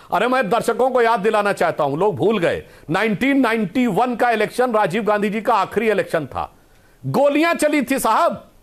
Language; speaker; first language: Hindi; native; Hindi